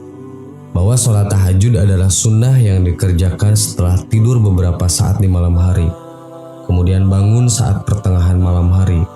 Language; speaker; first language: Indonesian; native; Indonesian